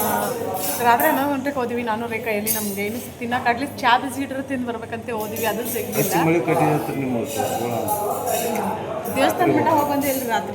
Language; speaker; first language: Kannada; native; Kannada